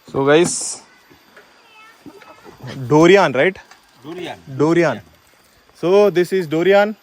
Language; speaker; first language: English; non-native, local second language; Telugu